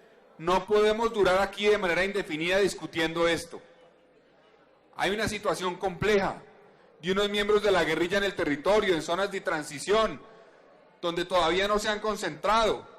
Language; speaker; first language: Spanish; native; Spanish